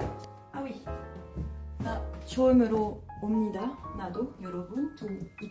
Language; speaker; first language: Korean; non-native, learner; French